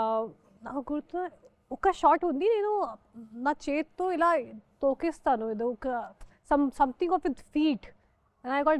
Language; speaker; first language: Telugu; non-native, fluent; Hindi